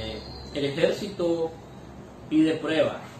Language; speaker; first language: Spanish; native; Spanish